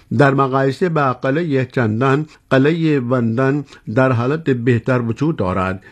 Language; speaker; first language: Persian; non-native, fluent; Urdu